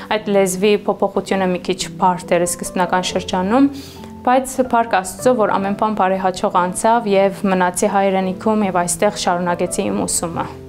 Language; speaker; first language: Armenian; early bilingual, heritage; Armenian